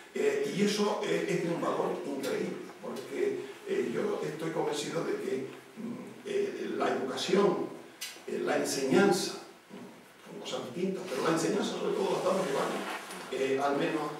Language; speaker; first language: Spanish; native; Spanish